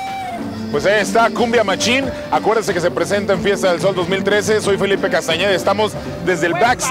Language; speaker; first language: Spanish; native; Spanish